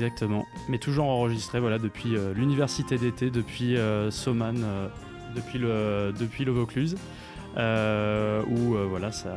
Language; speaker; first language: French; native; French